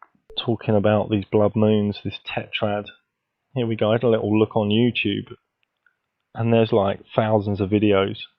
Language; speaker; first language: English; native; English